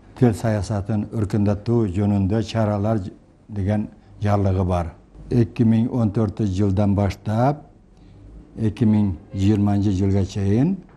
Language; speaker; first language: Kyrgyz; non-native, local second language; Uzbek